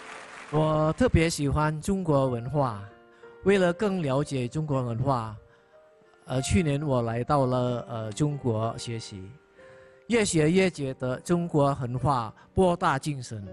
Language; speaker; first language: Chinese; non-native, fluent; Indonesian